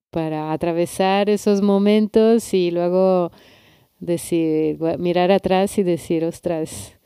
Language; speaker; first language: Spanish; non-native, fluent; Italian